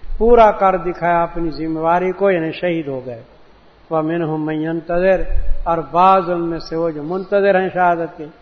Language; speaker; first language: Urdu; non-native, local second language; Punjabi